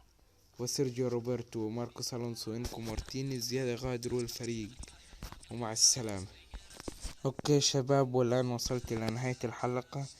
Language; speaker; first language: Arabic; native; Arabic